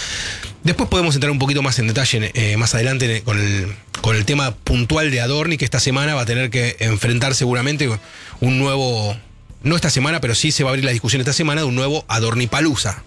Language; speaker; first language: Spanish; native; Spanish